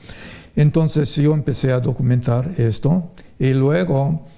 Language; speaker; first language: Spanish; non-native, fluent; English